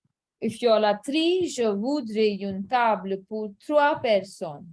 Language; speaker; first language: French; non-native, fluent; Hindi